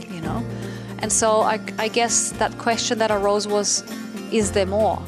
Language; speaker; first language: English; non-native, fluent; German